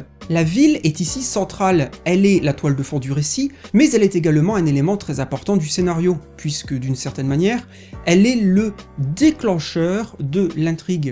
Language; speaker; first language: French; native; French